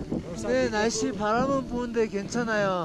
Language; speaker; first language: Korean; native; Korean